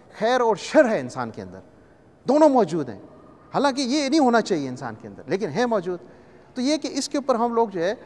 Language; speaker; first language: Urdu; non-native, local second language; Punjabi